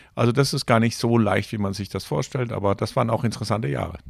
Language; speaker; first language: German; non-native, fluent; Danish